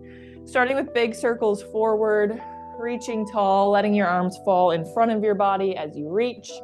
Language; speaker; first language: English; native; English